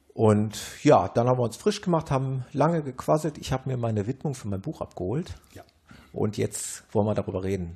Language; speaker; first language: German; native; German